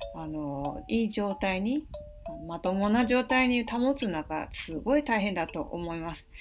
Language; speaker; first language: Japanese; non-native, fluent; Chinese